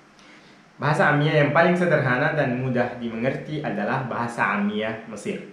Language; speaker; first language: Indonesian; non-native, fluent; Arabic